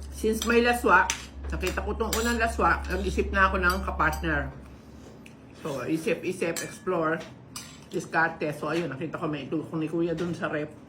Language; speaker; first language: Filipino; native; Filipino